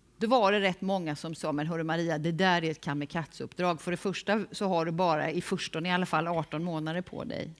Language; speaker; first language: Swedish; native; Swedish